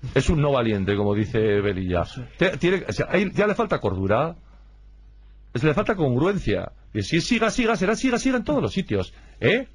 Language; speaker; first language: Spanish; native; Spanish